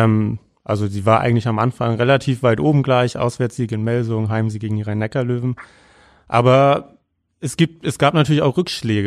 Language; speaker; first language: German; native; German